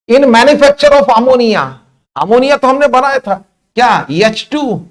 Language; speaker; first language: Hindi; non-native, local second language; Marathi